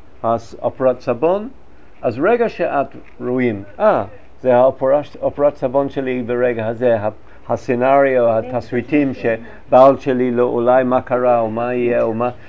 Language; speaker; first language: Hebrew; non-native, fluent; English